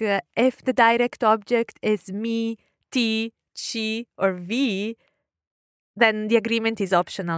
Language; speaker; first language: English; non-native, fluent; Italian